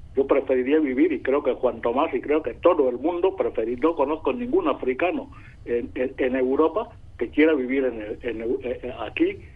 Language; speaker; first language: Spanish; non-native, local second language; Fang